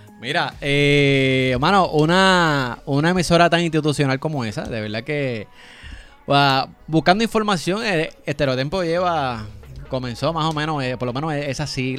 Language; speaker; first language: Spanish; native; Spanish